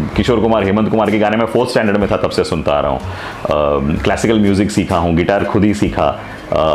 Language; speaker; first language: Hindi; non-native, local second language; Gujarati